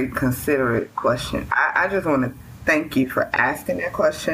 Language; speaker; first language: English; native; English